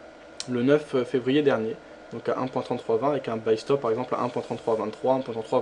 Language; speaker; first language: French; native; French